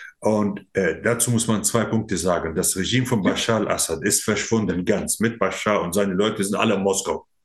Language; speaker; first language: German; non-native, fluent; Arabic